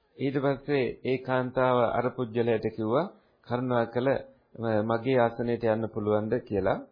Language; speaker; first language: Sinhala; native; Sinhala